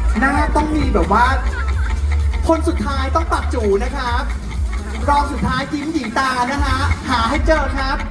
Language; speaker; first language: Thai; native; Thai